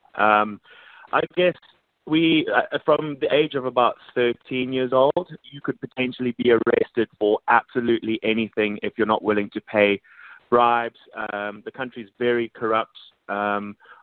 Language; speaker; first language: English; native; English